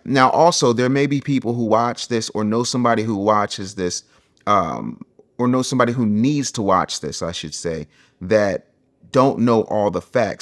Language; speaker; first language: English; native; English